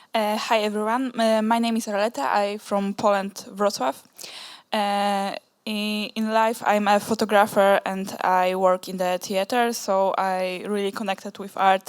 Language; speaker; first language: English; non-native, learner; Polish